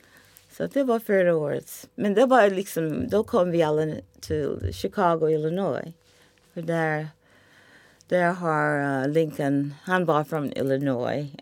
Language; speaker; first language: Swedish; non-native, fluent; English